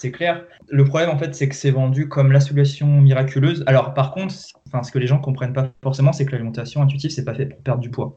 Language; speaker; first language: French; native; French